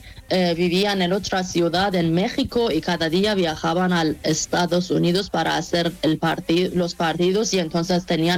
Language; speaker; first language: Spanish; non-native, fluent; Persian